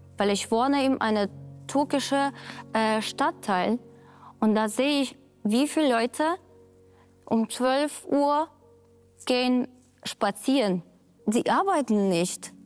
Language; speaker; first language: German; non-native, learner; Ukrainian